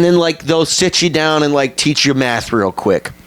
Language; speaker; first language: English; native; English